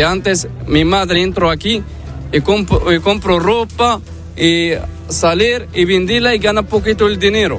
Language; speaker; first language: Spanish; non-native, learner; Arabic